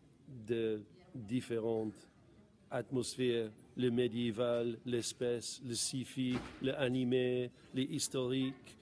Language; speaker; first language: French; non-native, learner; English